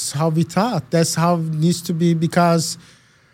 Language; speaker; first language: English; non-native, fluent; Turkish